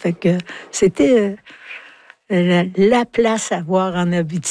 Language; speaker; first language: French; native; French